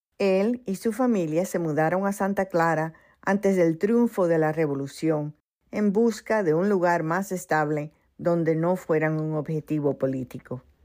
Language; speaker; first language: Spanish; early bilingual, heritage; Spanish